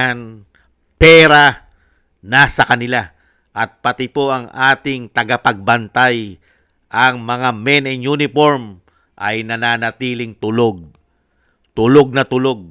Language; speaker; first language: Filipino; native; Filipino